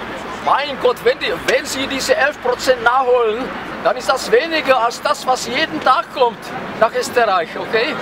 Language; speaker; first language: German; non-native, fluent; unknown